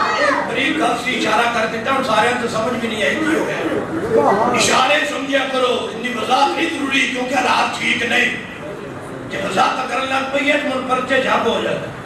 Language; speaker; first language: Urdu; non-native, local second language; Punjabi